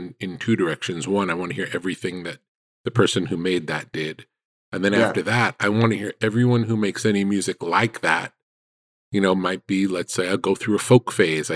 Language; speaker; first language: English; native; English